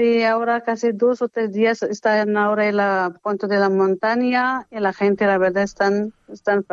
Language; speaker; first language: Spanish; non-native, fluent; Arabic